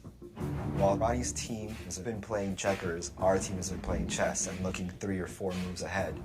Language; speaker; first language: English; native; English